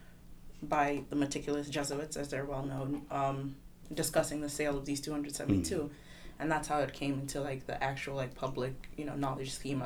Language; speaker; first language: English; non-native, local second language; Kinyarwanda